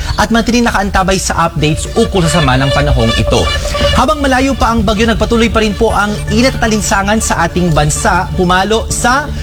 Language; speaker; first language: Filipino; non-native, local second language; Bikol